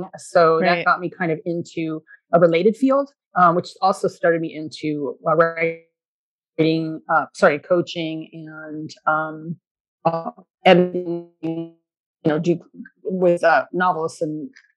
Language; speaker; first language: English; native; English